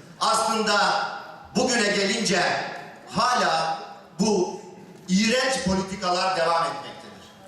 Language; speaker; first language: Turkish; native; Turkish